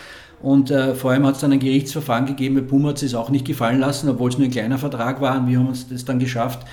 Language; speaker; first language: German; native; German